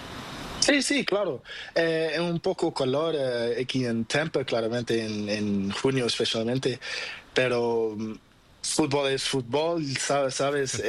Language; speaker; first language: Spanish; non-native, learner; Portuguese